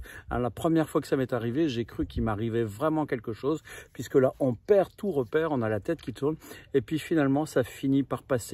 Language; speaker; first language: French; native; French